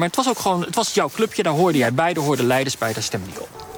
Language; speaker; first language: Dutch; native; Dutch